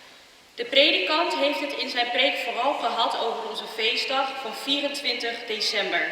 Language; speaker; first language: Dutch; early bilingual, other home language; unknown